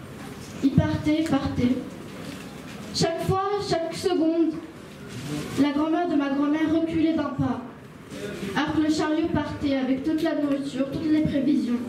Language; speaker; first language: French; early bilingual, other home language; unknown